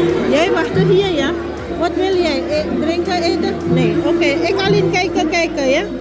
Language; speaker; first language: Dutch; non-native, learner; Indonesian